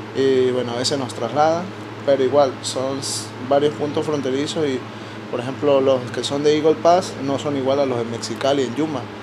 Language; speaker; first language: Spanish; native; Spanish